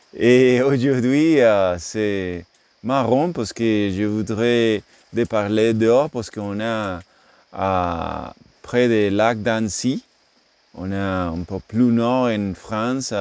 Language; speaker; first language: French; non-native, learner; English